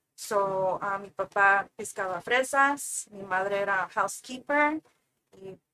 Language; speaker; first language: Spanish; early bilingual, heritage; Spanish